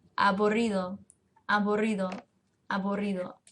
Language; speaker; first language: Spanish; non-native, fluent; English